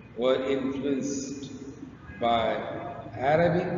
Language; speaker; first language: English; non-native, local second language; Urdu